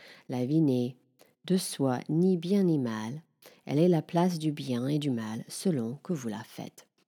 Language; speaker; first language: French; non-native, fluent; English